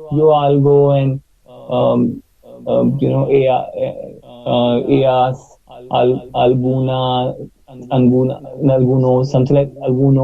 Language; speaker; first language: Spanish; non-native, learner; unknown